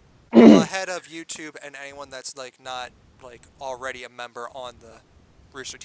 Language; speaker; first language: English; native; English